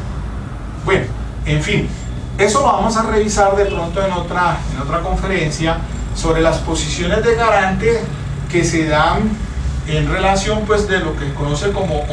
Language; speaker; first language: Spanish; native; Spanish